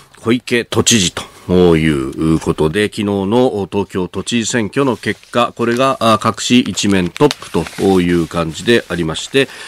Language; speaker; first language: Japanese; native; Japanese